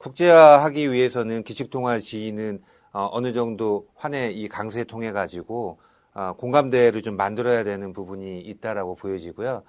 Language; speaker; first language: Korean; native; Korean